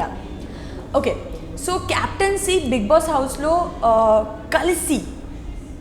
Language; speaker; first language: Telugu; non-native, learner; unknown